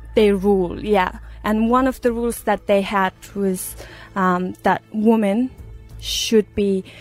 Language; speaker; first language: English; non-native, fluent; Persian